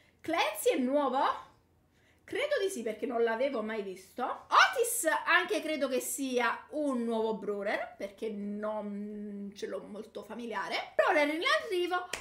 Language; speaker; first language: Italian; native; Italian